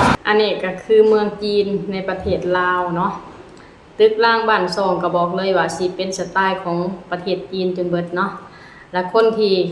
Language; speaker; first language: Thai; non-native, local second language; Lao